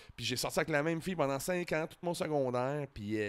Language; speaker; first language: French; native; French